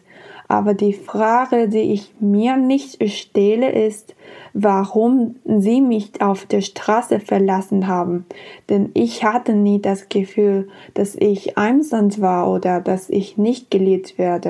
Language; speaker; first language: German; non-native, fluent; Spanish